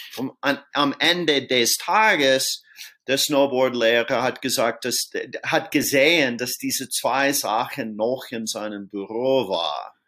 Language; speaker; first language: German; non-native, fluent; English